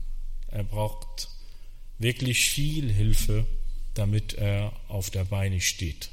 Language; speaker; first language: German; non-native, fluent; Arabic